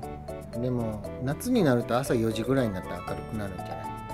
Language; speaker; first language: Japanese; native; Japanese